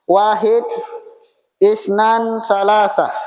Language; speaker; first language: Arabic; non-native, fluent; Indonesian